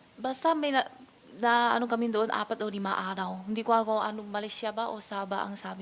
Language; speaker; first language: Filipino; non-native, learner; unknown